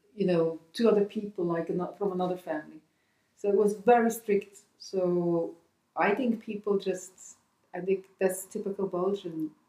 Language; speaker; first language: English; non-native, fluent; Dutch